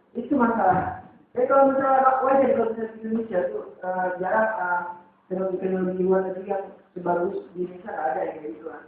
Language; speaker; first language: Indonesian; native; Indonesian